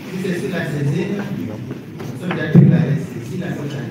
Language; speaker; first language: French; non-native, local second language; Lingala